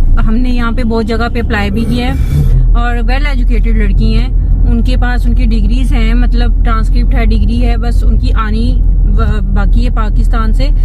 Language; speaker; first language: Urdu; non-native, local second language; Punjabi